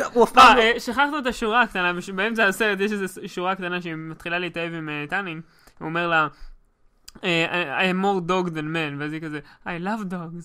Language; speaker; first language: Hebrew; native; Hebrew